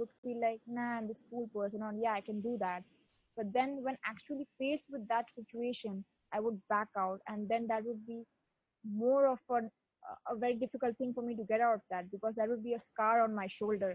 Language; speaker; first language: English; non-native, local second language; Bangla